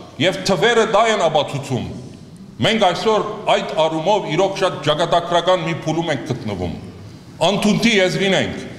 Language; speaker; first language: Armenian; native; Armenian